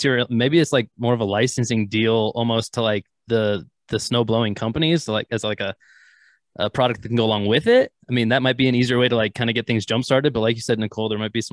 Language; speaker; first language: English; native; English